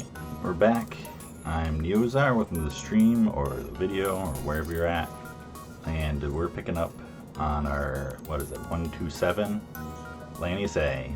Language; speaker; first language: English; native; English